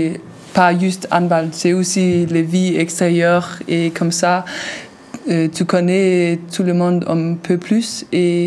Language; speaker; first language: French; non-native, learner; Danish